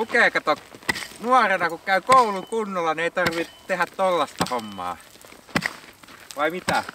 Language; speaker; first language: Finnish; native; Finnish